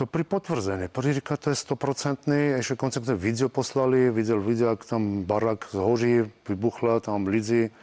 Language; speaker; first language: Czech; non-native, fluent; Armenian